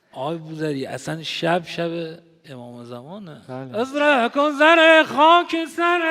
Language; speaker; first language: Persian; native; Persian